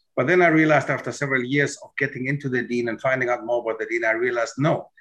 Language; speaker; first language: English; non-native, fluent; German